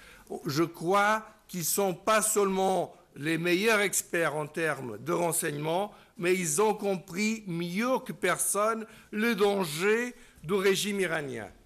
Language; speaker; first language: French; non-native, fluent; Portuguese